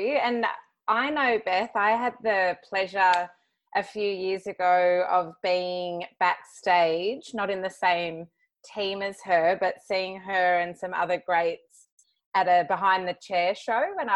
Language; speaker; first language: English; native; English